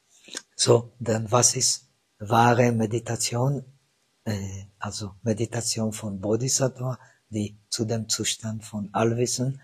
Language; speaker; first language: German; non-native, fluent; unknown